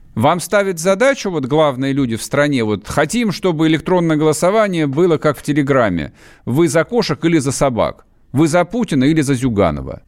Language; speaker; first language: Russian; native; Russian